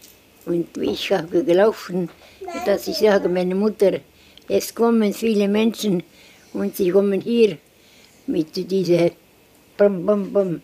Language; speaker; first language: German; non-native, learner; Estonian